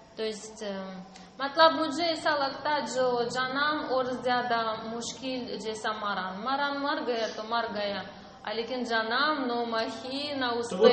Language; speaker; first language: Hindi; non-native, learner; Russian